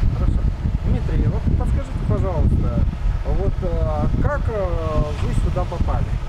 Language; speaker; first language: Russian; native; Russian